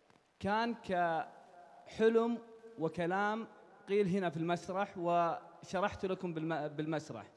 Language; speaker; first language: Arabic; native; Arabic